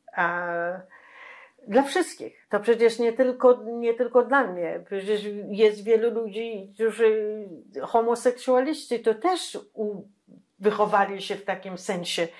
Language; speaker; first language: Polish; non-native, local second language; Yiddish